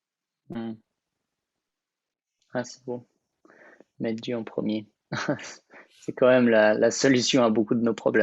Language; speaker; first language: French; native; French